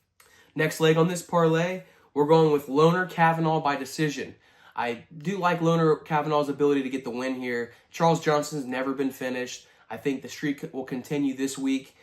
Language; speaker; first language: English; native; English